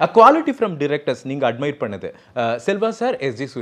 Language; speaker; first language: Tamil; native; Tamil